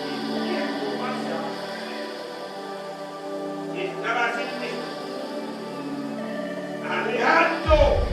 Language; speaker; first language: Spanish; non-native, learner; Haitian Creole